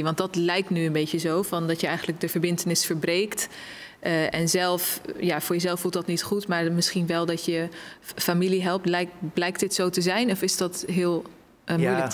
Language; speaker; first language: Dutch; native; Dutch